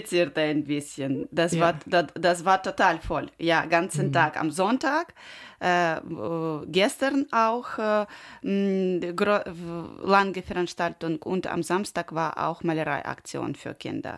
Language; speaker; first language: German; non-native, learner; Ukrainian